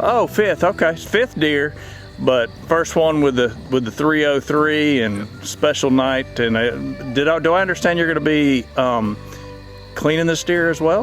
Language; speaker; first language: English; native; English